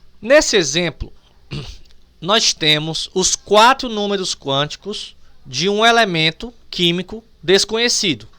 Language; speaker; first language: Portuguese; native; Portuguese